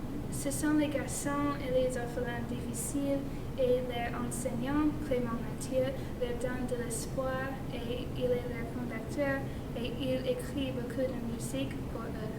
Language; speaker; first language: French; non-native, learner; English